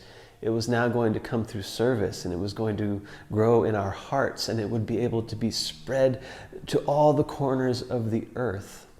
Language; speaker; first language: English; native; English